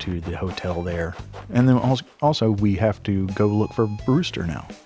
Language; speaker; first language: English; native; English